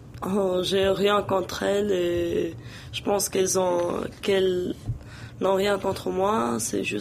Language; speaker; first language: French; non-native, local second language; Arabic